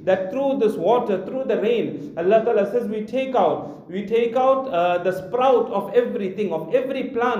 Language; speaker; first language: English; non-native, local second language; Urdu